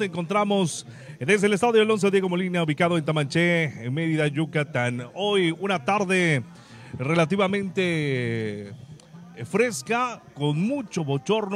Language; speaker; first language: Spanish; native; Spanish